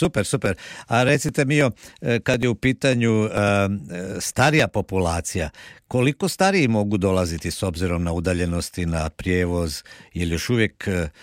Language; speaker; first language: Serbian; native; Serbian